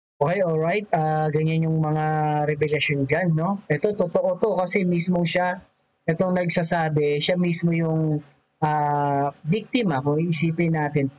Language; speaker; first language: Filipino; native; Filipino